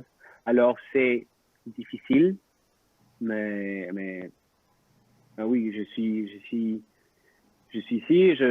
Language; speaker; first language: French; non-native, local second language; Spanish